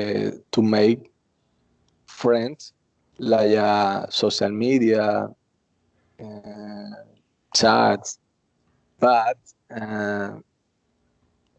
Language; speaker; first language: English; non-native, learner; Spanish